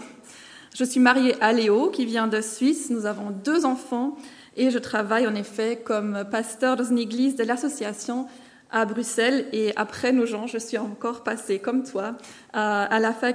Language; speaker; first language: French; non-native, fluent; German